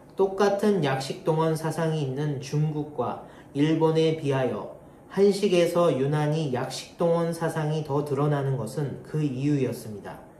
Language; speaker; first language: Korean; non-native, learner; Japanese